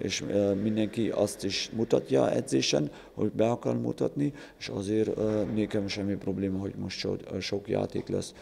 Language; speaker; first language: Hungarian; non-native, learner; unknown